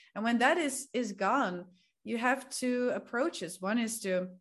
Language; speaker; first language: English; non-native, fluent; Dutch